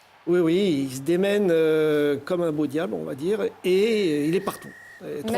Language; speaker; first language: French; native; French